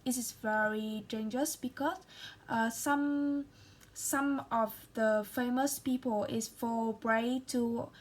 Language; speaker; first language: English; non-native, learner; Vietnamese